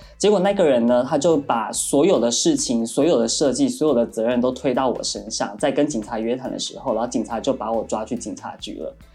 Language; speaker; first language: Chinese; native; Chinese